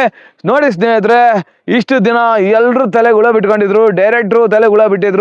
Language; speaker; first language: Kannada; native; Kannada